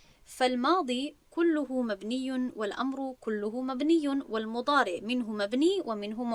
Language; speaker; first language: Arabic; non-native, fluent; Tajik